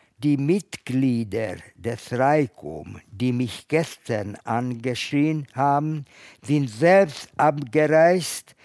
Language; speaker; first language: German; non-native, fluent; Hungarian